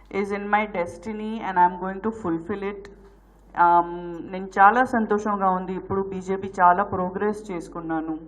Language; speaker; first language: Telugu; non-native, local second language; Gujarati